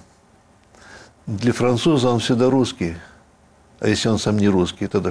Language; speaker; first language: Russian; early bilingual, heritage; Russian